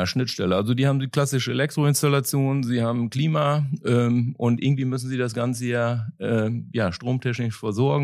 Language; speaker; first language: German; native; German